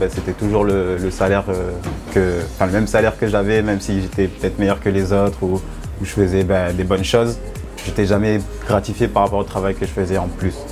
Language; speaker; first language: French; native; French